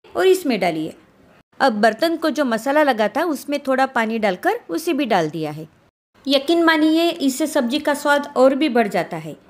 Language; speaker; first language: Hindi; non-native, local second language; Marathi